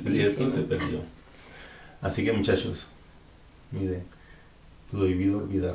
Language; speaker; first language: Spanish; native; Spanish